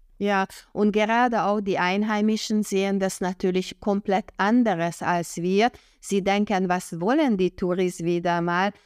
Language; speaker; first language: German; non-native, fluent; Hungarian